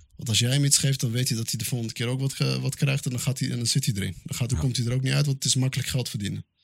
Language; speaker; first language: Dutch; early bilingual, other home language; Arabic